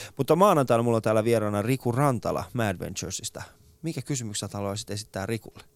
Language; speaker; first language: Finnish; early bilingual, other home language; Persian